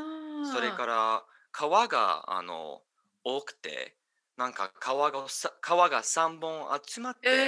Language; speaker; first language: Japanese; non-native, fluent; English